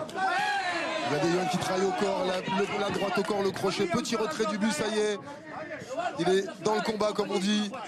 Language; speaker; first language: French; native; French